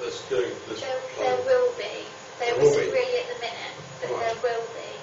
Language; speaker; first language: English; native; English